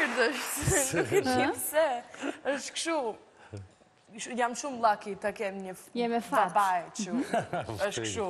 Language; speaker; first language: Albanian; early bilingual, heritage; Albanian